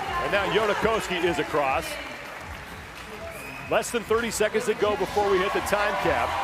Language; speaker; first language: English; native; English